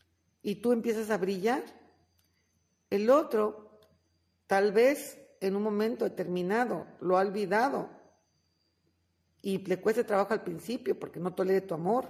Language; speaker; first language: Spanish; native; Spanish